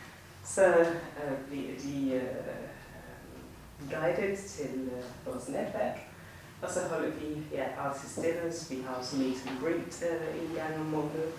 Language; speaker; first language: Danish; non-native, fluent; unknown